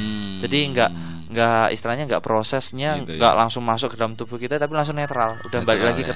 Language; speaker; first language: Indonesian; native; Indonesian